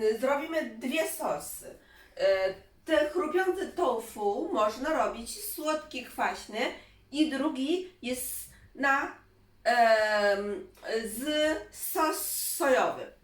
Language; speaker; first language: Polish; non-native, learner; Chinese